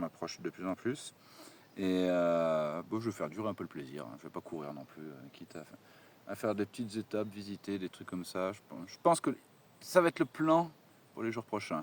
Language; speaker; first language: French; native; French